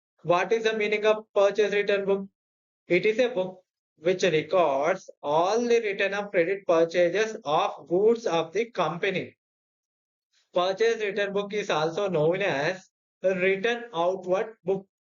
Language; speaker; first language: English; non-native, local second language; Telugu